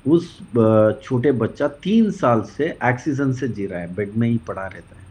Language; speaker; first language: Hindi; non-native, local second language; Kannada